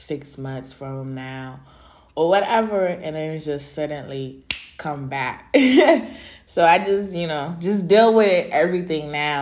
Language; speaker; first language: English; early bilingual, other home language; Haitian Creole